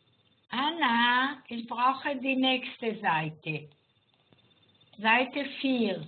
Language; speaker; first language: German; non-native, fluent; Hebrew